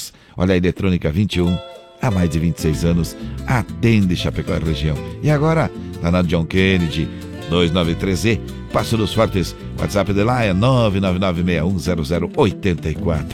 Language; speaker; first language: Portuguese; native; Portuguese